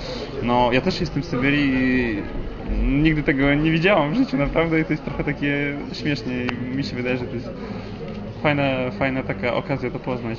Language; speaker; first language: Polish; non-native, fluent; Russian